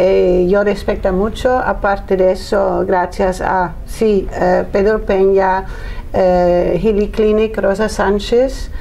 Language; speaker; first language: Spanish; non-native, learner; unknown